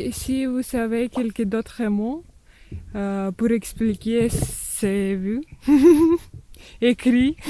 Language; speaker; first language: French; non-native, learner; Ukrainian